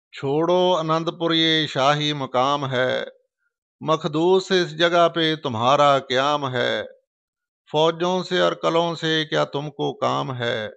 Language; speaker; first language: Urdu; non-native, local second language; Punjabi